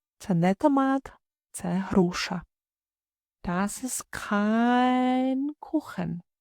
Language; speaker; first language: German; non-native, fluent; Ukrainian